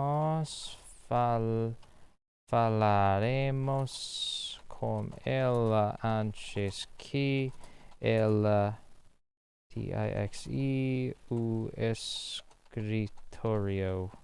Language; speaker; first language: Portuguese; non-native, learner; English